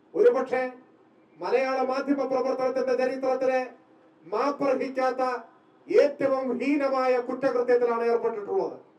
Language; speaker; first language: Malayalam; native; Malayalam